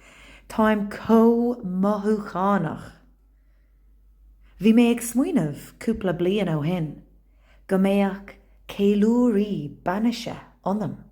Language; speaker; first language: Irish; non-native, local second language; English